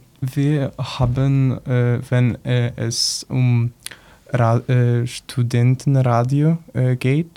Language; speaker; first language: German; non-native, learner; Polish